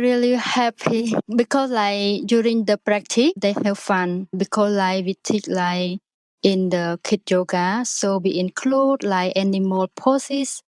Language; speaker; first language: English; non-native, learner; Khmer